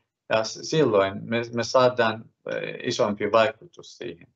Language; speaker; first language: Finnish; non-native, fluent; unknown